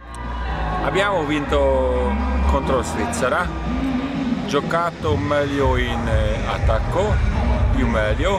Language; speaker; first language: Italian; non-native, learner; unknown